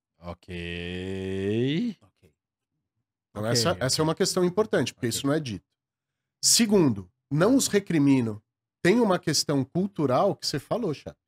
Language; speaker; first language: Portuguese; native; Portuguese